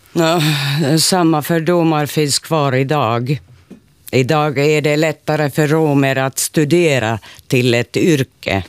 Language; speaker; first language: Swedish; non-native, local second language; Finnish